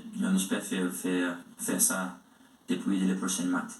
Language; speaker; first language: French; non-native, learner; Portuguese